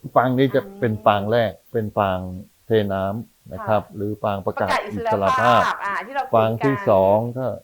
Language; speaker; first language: Thai; native; Thai